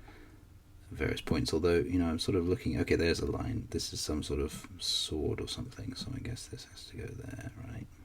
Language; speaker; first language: English; native; English